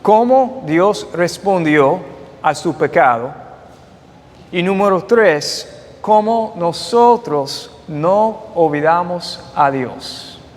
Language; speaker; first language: Spanish; non-native, fluent; English